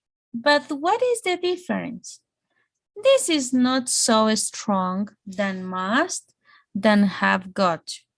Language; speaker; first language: English; non-native, fluent; Spanish